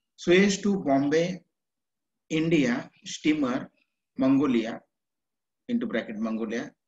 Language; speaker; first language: English; non-native, local second language; Marathi